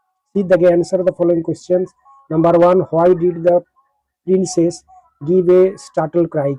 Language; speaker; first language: English; non-native, local second language; Bangla